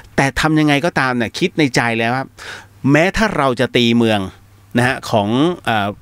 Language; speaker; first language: Thai; native; Thai